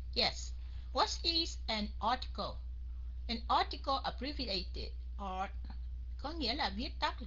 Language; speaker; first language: English; non-native, fluent; Vietnamese